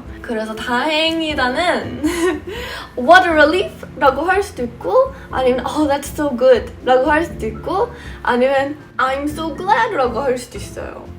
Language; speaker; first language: Korean; non-native, fluent; English